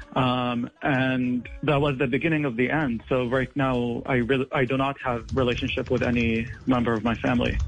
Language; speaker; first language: English; non-native, fluent; Arabic